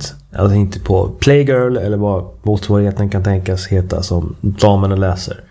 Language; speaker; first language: Swedish; native; Swedish